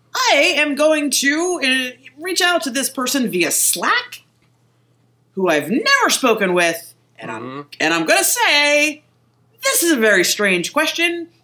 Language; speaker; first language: English; native; English